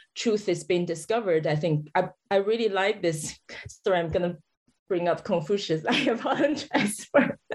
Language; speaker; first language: English; non-native, fluent; Chinese